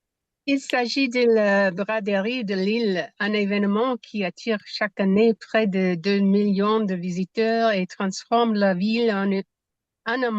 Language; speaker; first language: French; non-native, learner; English